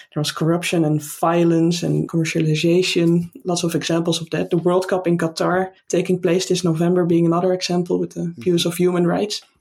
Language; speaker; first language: English; non-native, fluent; Dutch